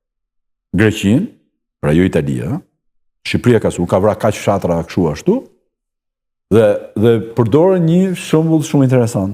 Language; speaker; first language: Albanian; native; Albanian